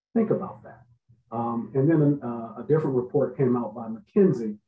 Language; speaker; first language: English; native; English